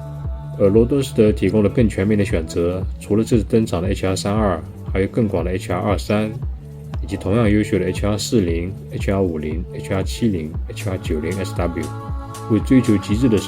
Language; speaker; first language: Chinese; native; Chinese